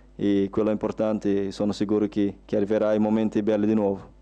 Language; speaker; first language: Italian; non-native, fluent; Portuguese